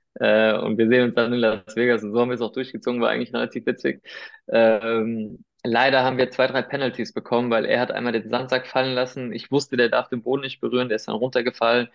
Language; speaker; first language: German; early bilingual, other home language; Spanish